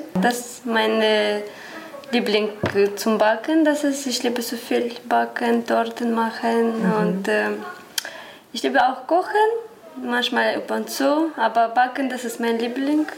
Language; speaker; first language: German; non-native, learner; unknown